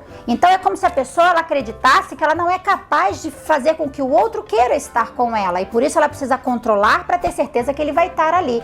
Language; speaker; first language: Portuguese; native; Portuguese